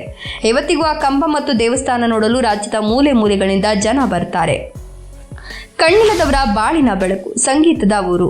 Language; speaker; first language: Kannada; native; Kannada